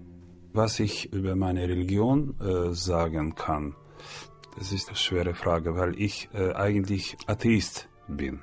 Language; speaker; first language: German; non-native, learner; Russian